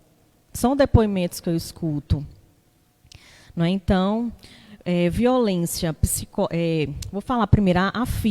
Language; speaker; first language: Portuguese; native; Portuguese